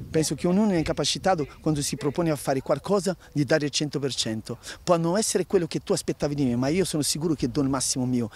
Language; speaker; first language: Italian; non-native, fluent; Portuguese